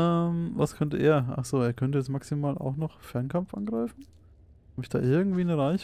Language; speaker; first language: German; native; German